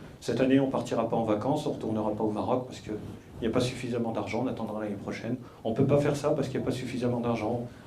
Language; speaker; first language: French; early bilingual, other home language; Arabic